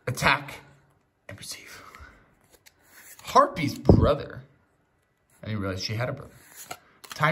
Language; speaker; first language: English; native; English